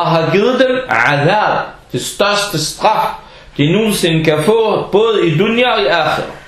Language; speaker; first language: Danish; early bilingual, other home language; Arabic